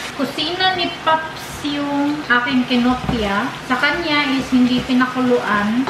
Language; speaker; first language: Filipino; non-native, local second language; Cebuano